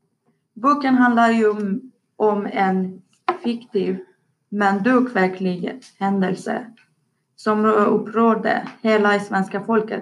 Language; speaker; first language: Swedish; non-native, learner; Persian